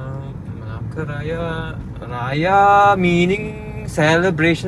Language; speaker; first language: Malayalam; early bilingual, heritage; Malayalam